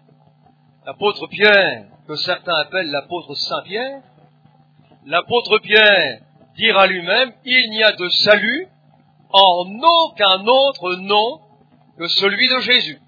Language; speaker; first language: French; native; French